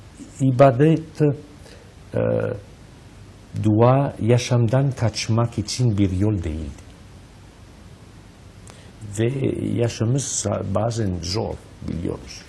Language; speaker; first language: Turkish; non-native, learner; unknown